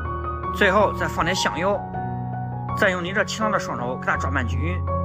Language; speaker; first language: Chinese; native; Chinese